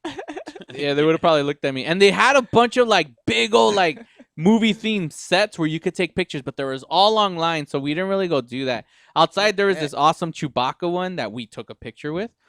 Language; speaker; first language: English; native; English